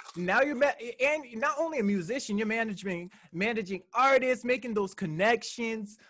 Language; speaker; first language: English; native; English